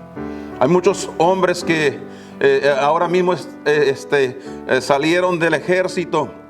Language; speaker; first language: Spanish; native; Spanish